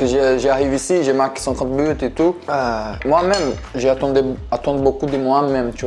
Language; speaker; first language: French; non-native, learner; Portuguese